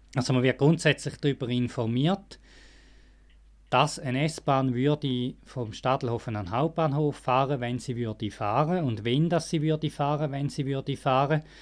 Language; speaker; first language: German; native; German